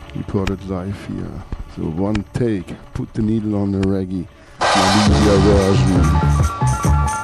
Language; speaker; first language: English; non-native, fluent; German